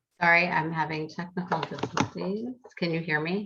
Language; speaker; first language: English; native; English